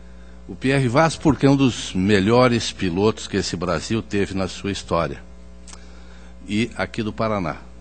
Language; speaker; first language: Portuguese; native; Portuguese